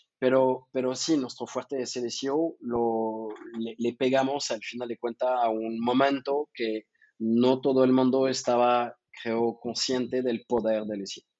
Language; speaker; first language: Spanish; non-native, fluent; French